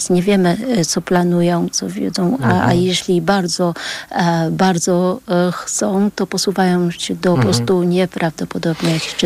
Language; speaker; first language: Polish; early bilingual, other home language; Vietnamese